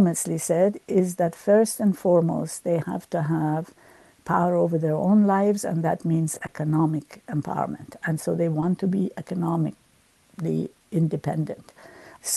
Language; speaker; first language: English; native; English